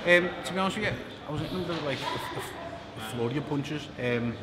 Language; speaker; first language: English; native; English